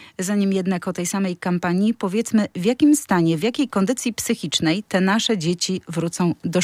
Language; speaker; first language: Polish; native; Polish